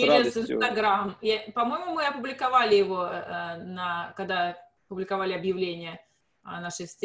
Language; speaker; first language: Russian; native; Russian